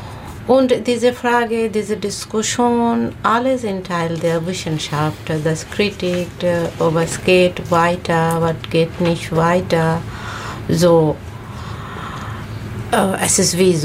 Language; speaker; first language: German; non-native, learner; Bangla